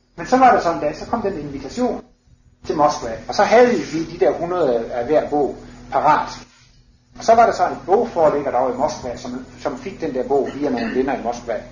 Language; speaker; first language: Danish; native; Danish